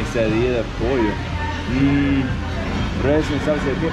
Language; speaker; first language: Spanish; non-native, learner; English